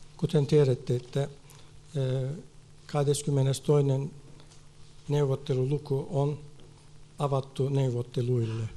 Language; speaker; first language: Finnish; non-native, fluent; Turkish